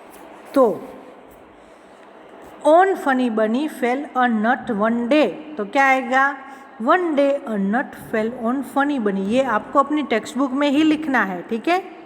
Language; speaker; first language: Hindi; native; Hindi